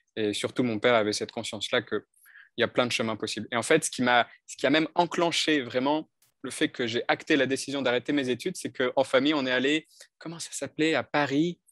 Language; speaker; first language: French; native; French